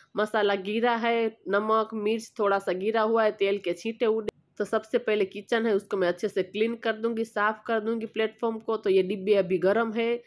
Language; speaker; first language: Hindi; non-native, local second language; Gujarati